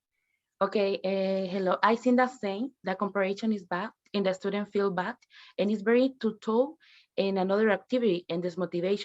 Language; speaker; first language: English; non-native, learner; Spanish